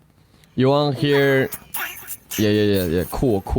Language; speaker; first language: English; non-native, fluent; Chinese